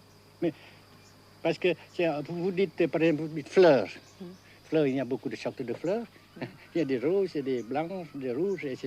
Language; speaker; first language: French; non-native, fluent; Vietnamese